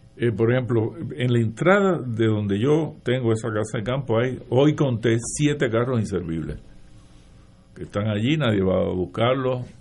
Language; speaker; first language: Spanish; native; Spanish